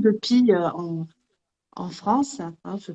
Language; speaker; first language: French; native; French